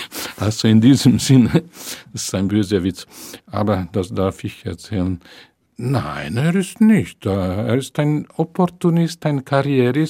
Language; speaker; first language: German; non-native, fluent; Hungarian